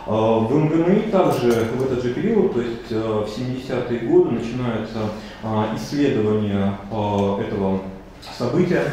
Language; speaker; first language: Russian; native; Russian